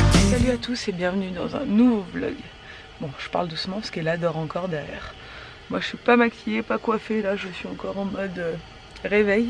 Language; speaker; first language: French; native; French